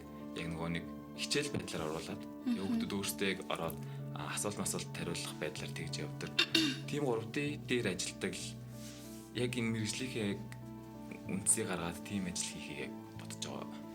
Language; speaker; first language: Mongolian; native; Mongolian